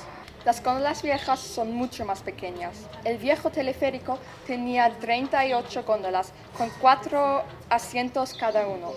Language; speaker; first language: Spanish; non-native, learner; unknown